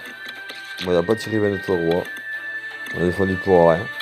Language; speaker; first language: French; native; French